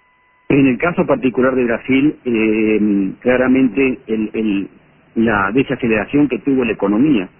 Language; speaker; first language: Spanish; native; Spanish